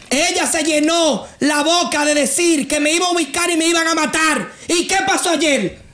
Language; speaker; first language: Spanish; native; Spanish